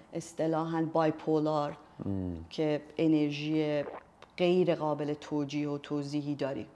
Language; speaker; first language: Persian; native; Persian